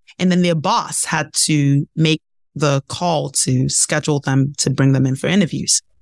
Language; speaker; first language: English; non-native, local second language; Ibibio